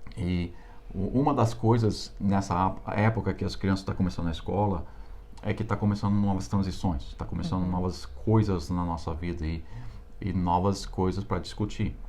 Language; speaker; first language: Portuguese; non-native, fluent; English